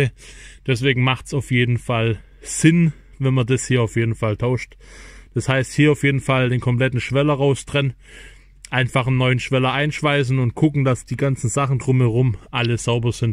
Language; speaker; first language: German; native; German